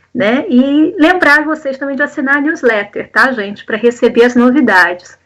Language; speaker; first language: Portuguese; native; Portuguese